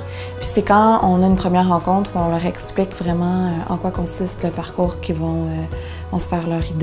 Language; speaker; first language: French; native; French